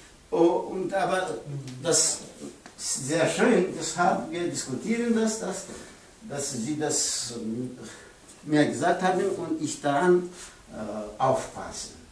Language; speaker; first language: German; non-native, learner; Pashto